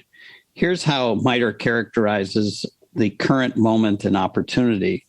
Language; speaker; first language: English; native; English